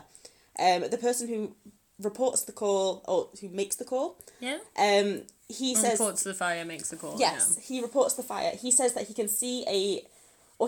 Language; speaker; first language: English; native; English